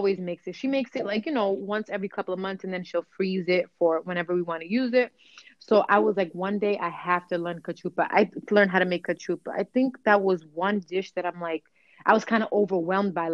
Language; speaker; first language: English; early bilingual, other home language; Kabuverdianu